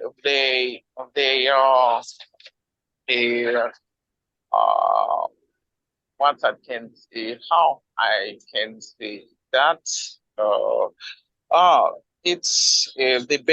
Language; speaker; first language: English; non-native, learner; Haitian Creole